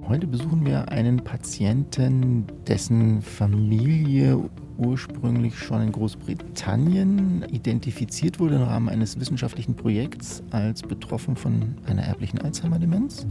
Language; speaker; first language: German; native; German